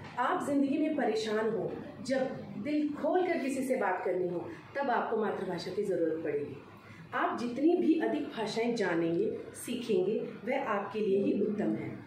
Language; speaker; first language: Hindi; non-native, local second language; Dogri